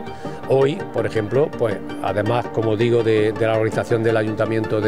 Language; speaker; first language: Spanish; native; Spanish